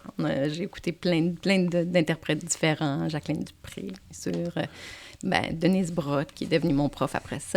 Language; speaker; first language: French; native; French